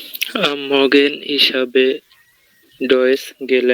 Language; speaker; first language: German; non-native, learner; Bangla